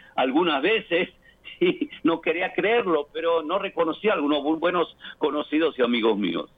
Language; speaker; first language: Spanish; native; Spanish